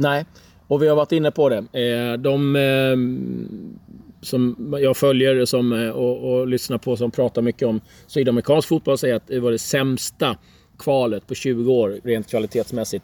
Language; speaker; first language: Swedish; native; Swedish